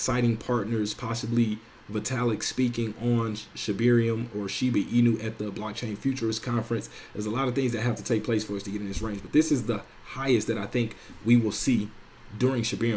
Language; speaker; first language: English; native; English